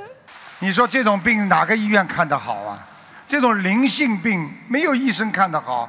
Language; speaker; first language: Chinese; native; Chinese